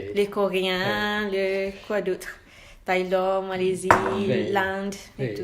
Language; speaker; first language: French; non-native, learner; Malay